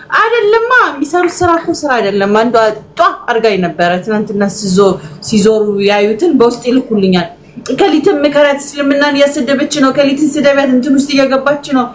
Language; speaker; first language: Amharic; native; Amharic